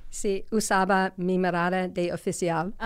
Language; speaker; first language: Spanish; non-native, fluent; English